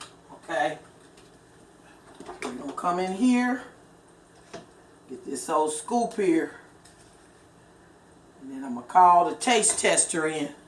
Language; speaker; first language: English; native; English